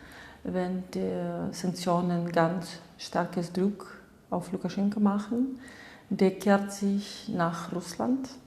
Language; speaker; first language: German; non-native, learner; Belarusian